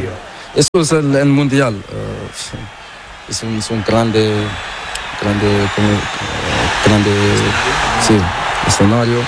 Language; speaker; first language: Spanish; non-native, learner; Portuguese